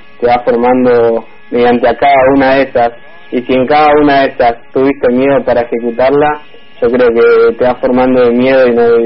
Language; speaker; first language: Spanish; native; Spanish